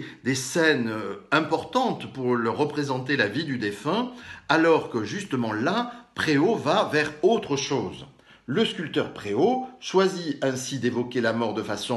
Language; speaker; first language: French; native; French